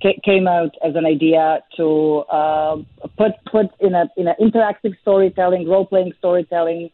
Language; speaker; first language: English; non-native, fluent; Serbian